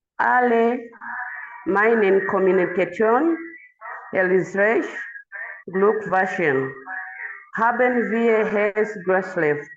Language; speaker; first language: German; non-native, learner; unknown